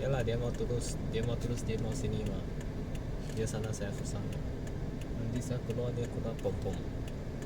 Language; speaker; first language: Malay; non-native, local second language; Chinese